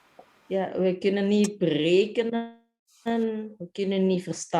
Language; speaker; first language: Dutch; non-native, fluent; Indonesian